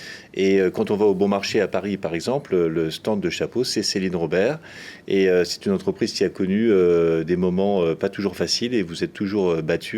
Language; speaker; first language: French; native; French